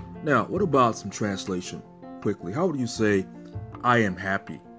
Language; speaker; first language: English; native; English